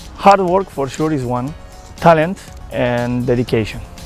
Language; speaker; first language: English; non-native, fluent; Spanish